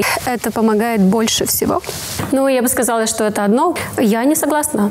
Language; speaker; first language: Russian; non-native, local second language; Romanian